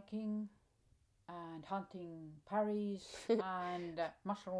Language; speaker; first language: English; non-native, learner; Finnish